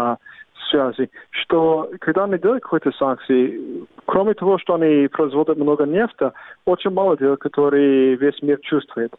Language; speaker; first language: Russian; non-native, fluent; English